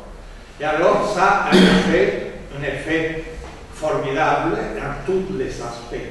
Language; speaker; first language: French; non-native, fluent; Spanish